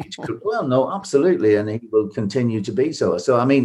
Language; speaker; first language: English; native; English